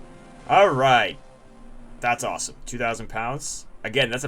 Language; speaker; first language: English; native; English